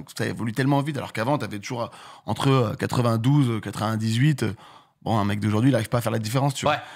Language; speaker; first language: French; native; French